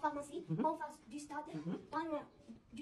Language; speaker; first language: French; non-native, learner; Arabic